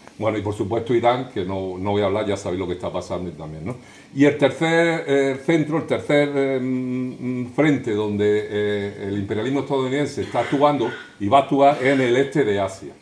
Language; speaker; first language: Spanish; native; Spanish